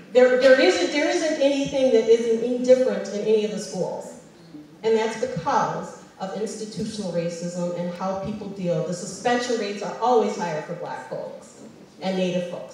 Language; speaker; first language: English; native; English